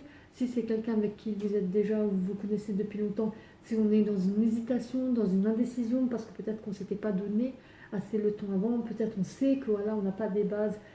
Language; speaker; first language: French; native; French